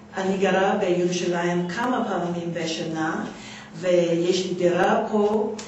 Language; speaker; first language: Hebrew; non-native, learner; English